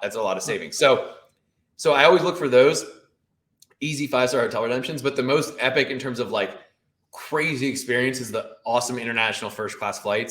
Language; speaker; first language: English; native; English